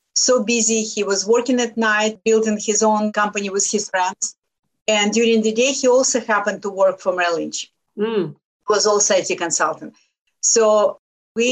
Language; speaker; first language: English; non-native, fluent; Lithuanian